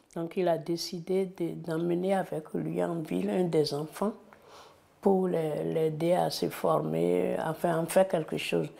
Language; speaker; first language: French; non-native, local second language; Fon